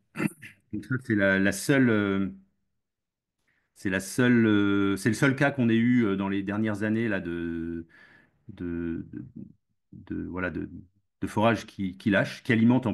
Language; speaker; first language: French; native; French